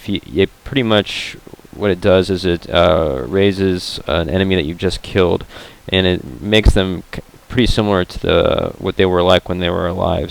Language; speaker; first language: English; native; English